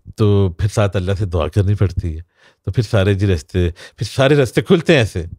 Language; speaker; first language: Urdu; non-native, local second language; Punjabi